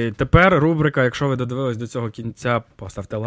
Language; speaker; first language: Ukrainian; native; Ukrainian